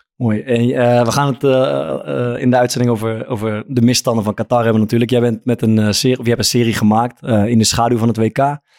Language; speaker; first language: Dutch; native; Dutch